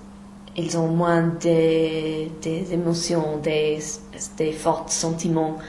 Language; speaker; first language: French; non-native, fluent; English